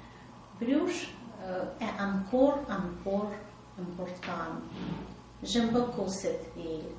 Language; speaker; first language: French; non-native, learner; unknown